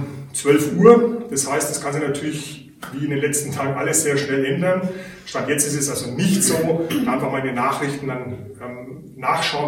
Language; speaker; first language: German; native; German